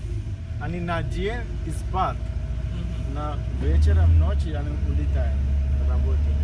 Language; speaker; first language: Russian; non-native, learner; Sinhala